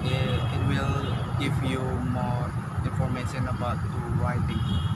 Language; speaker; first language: English; non-native, learner; Indonesian